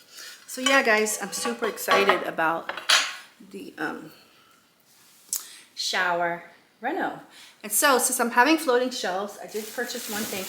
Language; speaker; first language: English; native; English